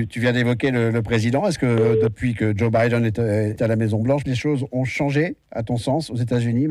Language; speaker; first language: French; native; French